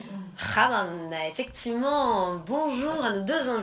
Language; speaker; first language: French; native; French